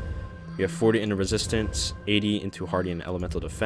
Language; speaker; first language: English; native; English